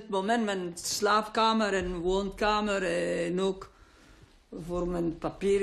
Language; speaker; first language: Dutch; non-native, local second language; French